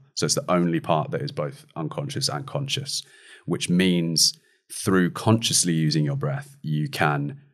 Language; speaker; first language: English; native; English